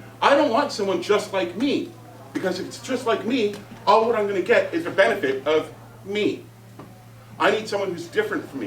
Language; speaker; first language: English; native; English